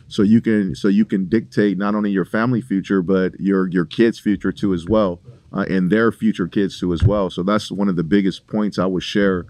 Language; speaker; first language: English; native; English